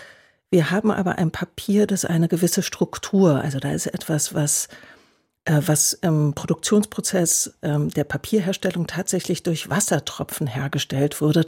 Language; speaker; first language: German; native; German